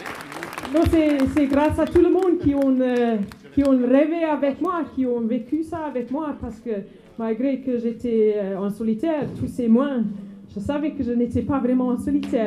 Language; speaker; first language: French; non-native, fluent; Afrikaans